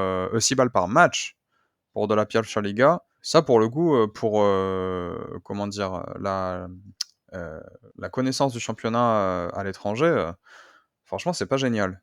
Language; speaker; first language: French; native; French